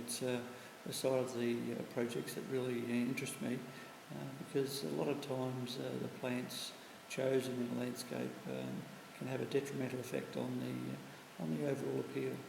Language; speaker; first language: English; native; English